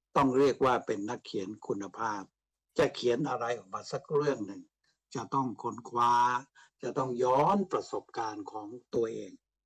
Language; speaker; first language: Thai; native; Thai